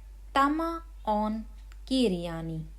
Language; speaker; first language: Finnish; non-native, learner; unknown